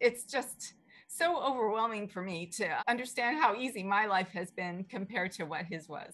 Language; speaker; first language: English; native; English